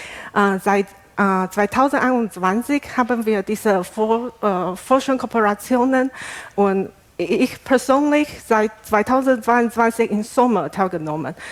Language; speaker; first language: German; non-native, learner; Chinese